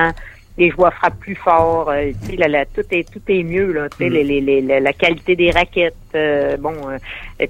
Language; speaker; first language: French; native; French